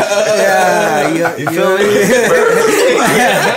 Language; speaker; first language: English; native; English